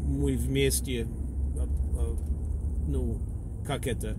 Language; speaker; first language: Russian; non-native, learner; English